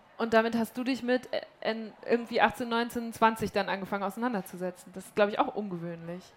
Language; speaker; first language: German; native; German